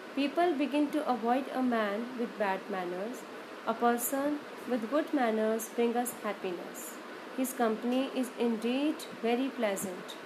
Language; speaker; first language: English; non-native, local second language; Punjabi